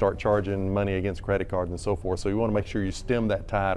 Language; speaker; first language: English; native; English